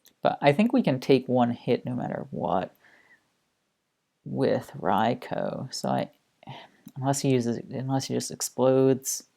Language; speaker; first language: English; native; English